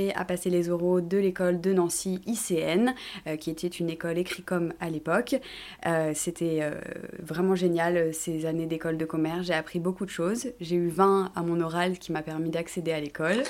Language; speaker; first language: French; native; French